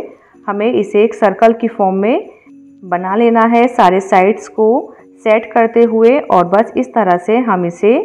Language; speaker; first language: Hindi; native; Hindi